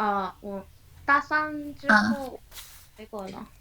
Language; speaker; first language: Chinese; non-native, learner; Korean